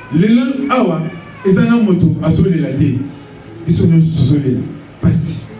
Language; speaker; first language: Lingala; non-native, local second language; Kongo